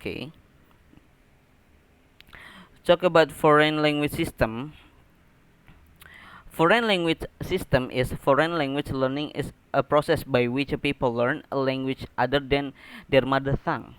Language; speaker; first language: English; non-native, learner; Indonesian